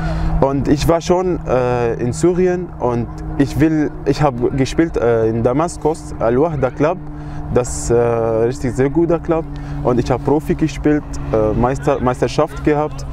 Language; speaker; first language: German; non-native, learner; Arabic